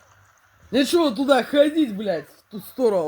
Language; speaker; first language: Russian; native; Russian